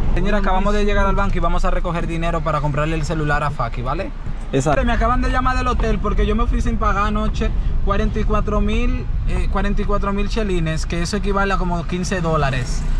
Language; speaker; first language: Spanish; native; Spanish